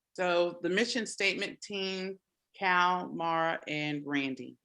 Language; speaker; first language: English; native; English